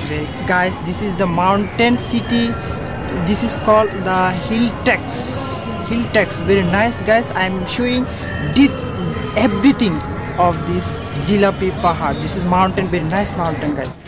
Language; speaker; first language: English; non-native, learner; Bangla